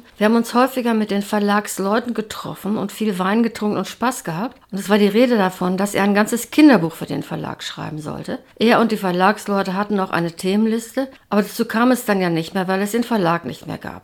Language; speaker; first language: German; native; German